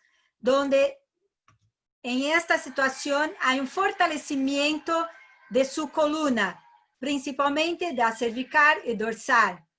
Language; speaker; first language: Spanish; non-native, learner; Portuguese